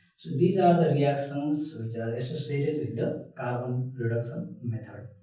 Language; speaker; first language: English; non-native, local second language; Nepali